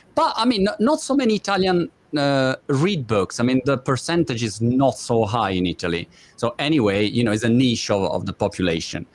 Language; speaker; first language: English; non-native, fluent; Italian